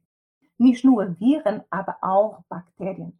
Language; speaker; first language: German; non-native, fluent; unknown